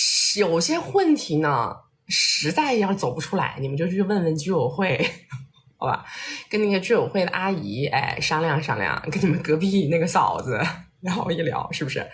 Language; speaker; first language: Chinese; native; Chinese